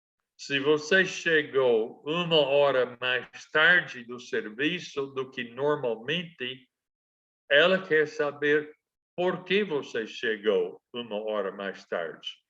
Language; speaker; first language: Portuguese; non-native, fluent; English